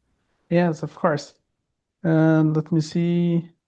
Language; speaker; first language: English; non-native, learner; Portuguese